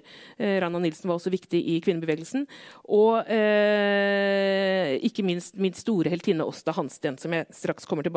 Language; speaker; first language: Norwegian; native; Norwegian